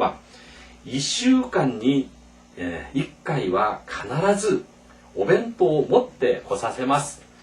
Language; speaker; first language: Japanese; non-native, fluent; Korean